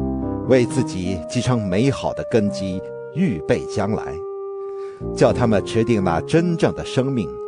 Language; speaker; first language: Chinese; native; Chinese